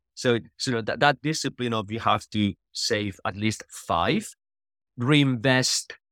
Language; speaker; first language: English; non-native, fluent; Spanish